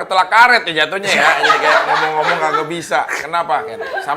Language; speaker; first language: Indonesian; native; Indonesian